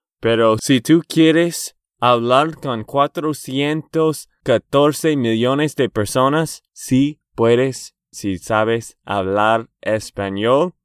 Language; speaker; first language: Spanish; non-native, fluent; English